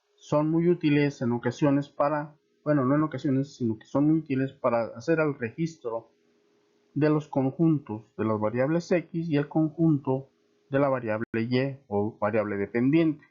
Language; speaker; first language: Spanish; native; Spanish